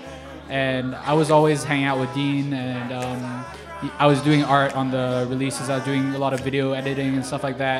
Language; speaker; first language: English; native; English